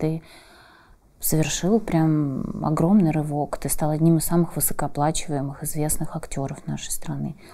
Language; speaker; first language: Russian; native; Russian